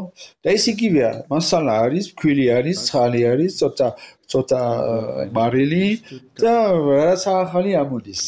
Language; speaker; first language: Georgian; non-native, learner; French